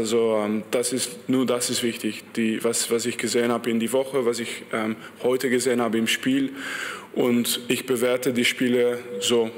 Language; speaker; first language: German; non-native, fluent; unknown